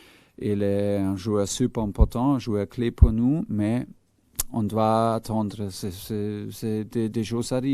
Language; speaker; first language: French; non-native, fluent; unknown